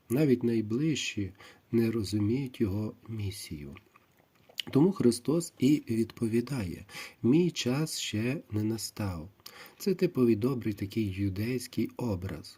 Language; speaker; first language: Ukrainian; native; Ukrainian